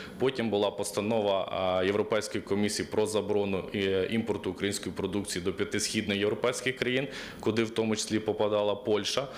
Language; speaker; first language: Ukrainian; native; Ukrainian